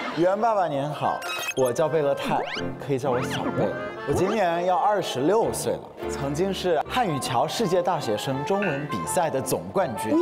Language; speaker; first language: Chinese; non-native, fluent; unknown